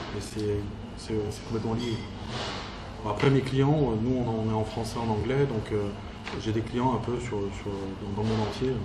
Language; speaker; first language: French; early bilingual, heritage; French